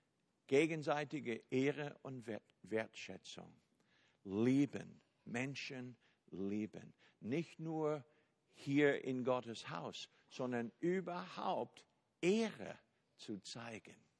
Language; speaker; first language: German; non-native, fluent; English